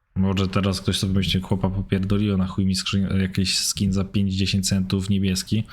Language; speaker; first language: Polish; early bilingual, heritage; German